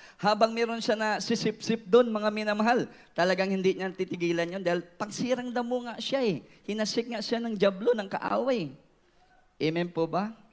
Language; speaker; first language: Filipino; non-native, local second language; Cebuano